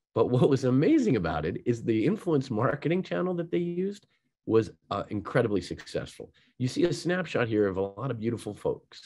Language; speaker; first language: English; native; English